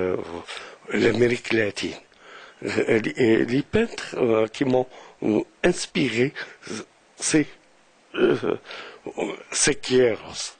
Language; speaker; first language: French; non-native, local second language; Arabic